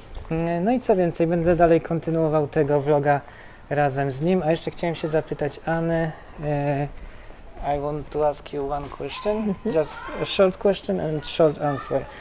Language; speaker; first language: Polish; native; Polish